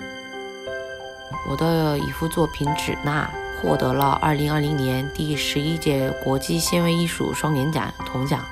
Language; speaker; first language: Chinese; non-native, fluent; Korean